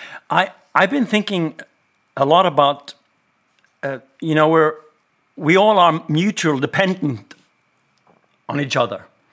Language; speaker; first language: English; non-native, fluent; Norwegian